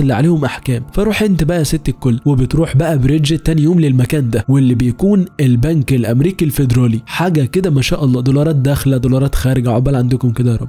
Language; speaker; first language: Arabic; native; Arabic